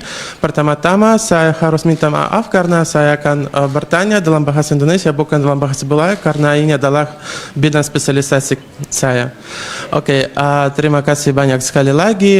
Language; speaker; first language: Indonesian; non-native, learner; Russian